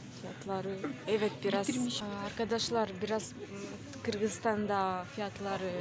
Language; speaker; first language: Turkish; non-native, learner; Kyrgyz